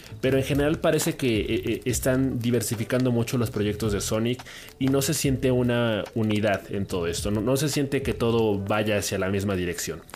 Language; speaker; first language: Spanish; native; Spanish